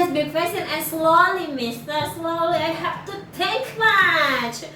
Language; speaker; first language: English; non-native, learner; Indonesian